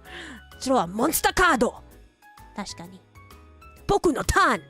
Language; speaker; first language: Japanese; non-native, learner; English